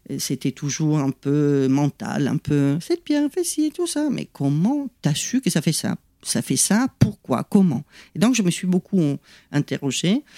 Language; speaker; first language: French; non-native, fluent; Italian